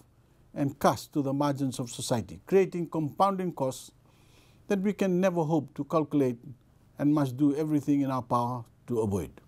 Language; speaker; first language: English; non-native, local second language; Fijian